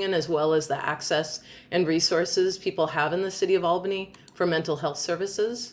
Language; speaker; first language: English; native; English